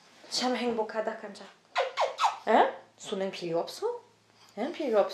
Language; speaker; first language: Korean; non-native, learner; French